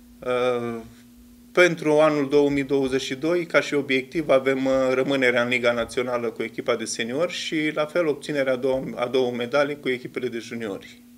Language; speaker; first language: Romanian; native; Romanian